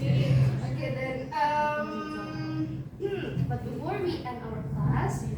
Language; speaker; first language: English; non-native, learner; Indonesian